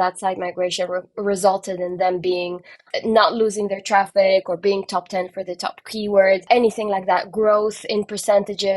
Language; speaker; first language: English; non-native, fluent; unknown